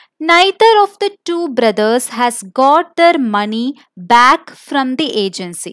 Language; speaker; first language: English; non-native, local second language; Malayalam